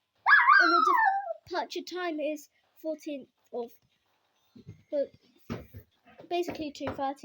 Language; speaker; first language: English; native; English